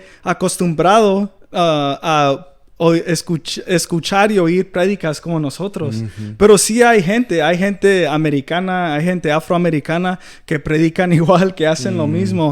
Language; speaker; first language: Spanish; early bilingual, heritage; Spanish